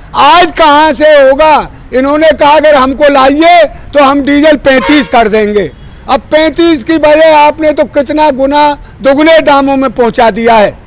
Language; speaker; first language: Hindi; native; Hindi